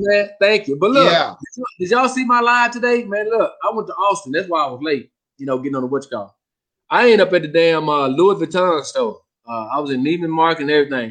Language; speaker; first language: English; native; English